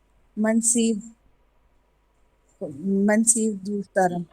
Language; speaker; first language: Persian; non-native, learner; Urdu